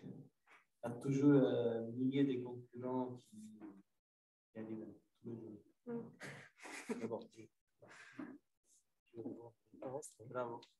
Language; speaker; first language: French; non-native, fluent; Italian